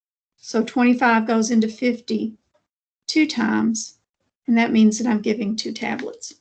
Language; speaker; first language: English; native; English